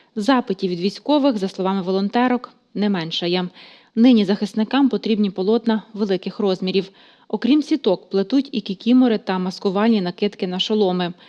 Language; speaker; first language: Ukrainian; native; Ukrainian